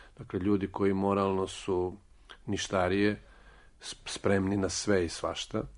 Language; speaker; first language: Serbian; native; Serbian